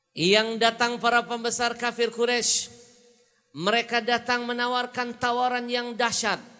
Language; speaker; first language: Indonesian; native; Indonesian